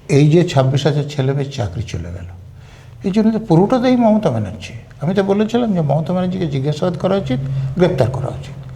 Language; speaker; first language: Bangla; native; Bangla